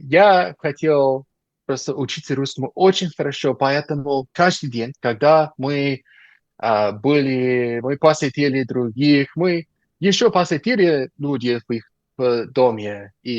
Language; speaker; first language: Russian; non-native, learner; English